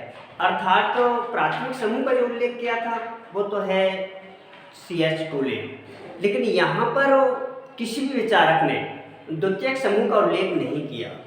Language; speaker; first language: Hindi; native; Hindi